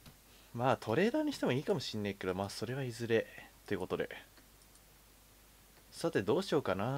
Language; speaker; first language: Japanese; native; Japanese